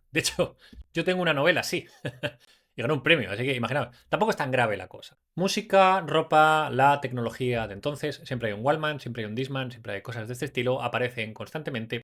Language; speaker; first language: Spanish; native; Spanish